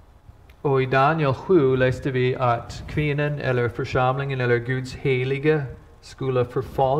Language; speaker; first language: Swedish; non-native, fluent; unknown